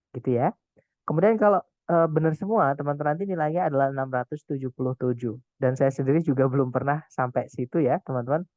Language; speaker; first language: Indonesian; non-native, local second language; Javanese